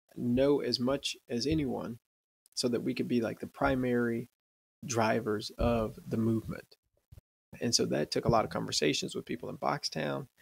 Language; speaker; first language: English; native; English